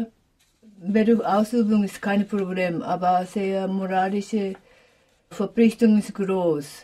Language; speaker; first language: German; non-native, fluent; Japanese